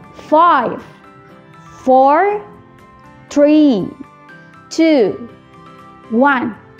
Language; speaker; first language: English; non-native, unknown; Indonesian